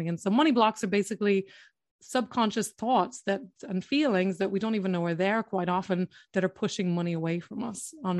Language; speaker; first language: English; native; English